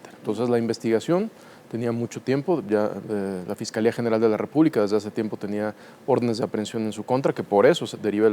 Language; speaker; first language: Spanish; native; Spanish